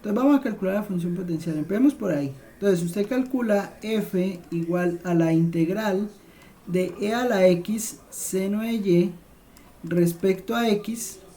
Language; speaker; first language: Spanish; native; Spanish